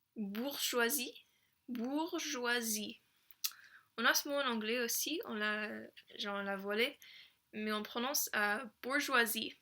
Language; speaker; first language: French; non-native, fluent; English